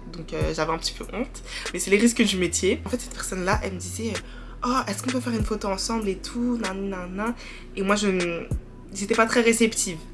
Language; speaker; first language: French; early bilingual, other home language; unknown